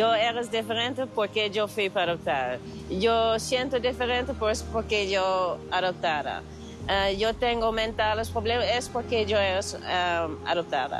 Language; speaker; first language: Spanish; non-native, learner; Dutch